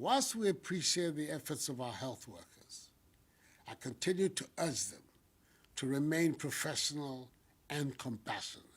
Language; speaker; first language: English; non-native, local second language; Akan